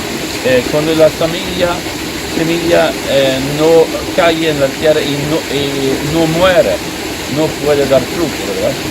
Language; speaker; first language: Spanish; non-native, fluent; Swedish